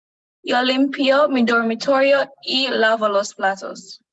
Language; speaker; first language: Spanish; non-native, learner; English